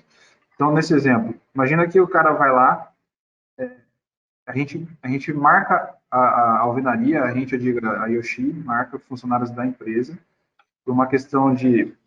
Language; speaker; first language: Portuguese; native; Portuguese